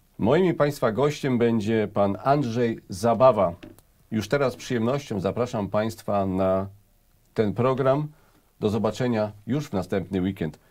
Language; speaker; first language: Polish; native; Polish